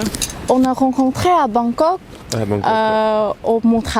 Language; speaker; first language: French; non-native, learner; Thai